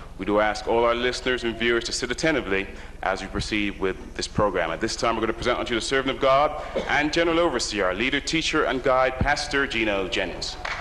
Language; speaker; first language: English; native; English